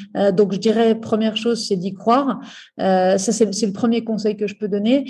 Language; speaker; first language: French; native; French